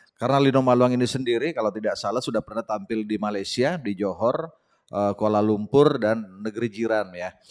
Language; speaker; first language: Indonesian; non-native, local second language; Buginese